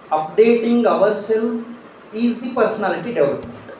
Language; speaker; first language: English; non-native, local second language; Kannada